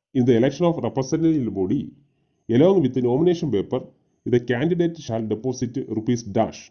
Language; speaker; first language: English; non-native, local second language; Malayalam